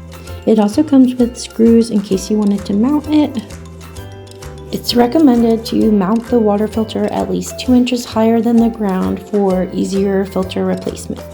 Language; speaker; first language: English; native; English